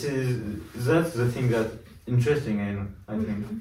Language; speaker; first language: English; non-native, learner; French